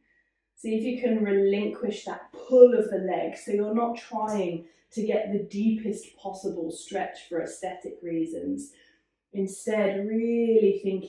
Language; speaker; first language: English; native; English